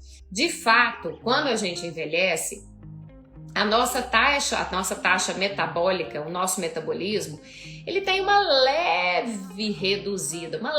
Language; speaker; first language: Portuguese; native; Portuguese